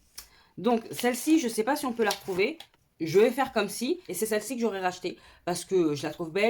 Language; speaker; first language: French; native; French